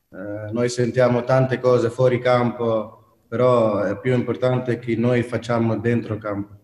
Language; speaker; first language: Italian; non-native, fluent; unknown